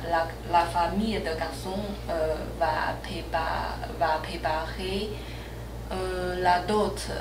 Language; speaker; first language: French; non-native, learner; Chinese